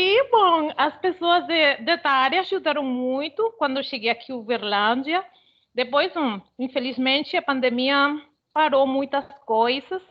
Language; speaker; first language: Portuguese; non-native, fluent; Spanish